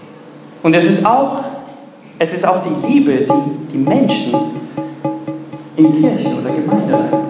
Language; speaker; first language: German; non-native, fluent; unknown